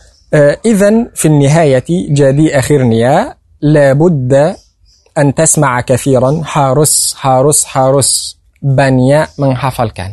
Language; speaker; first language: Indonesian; non-native, fluent; Arabic